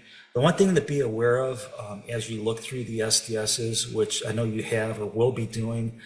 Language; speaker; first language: English; native; English